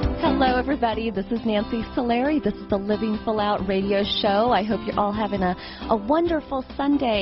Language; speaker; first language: English; native; English